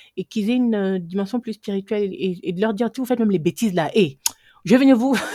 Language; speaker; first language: French; non-native, local second language; Fang